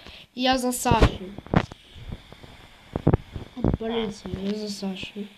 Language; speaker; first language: Russian; native; Russian